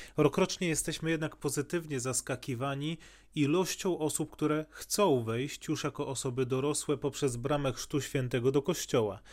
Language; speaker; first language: Polish; native; Polish